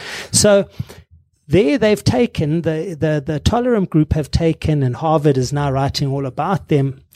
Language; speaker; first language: English; native; English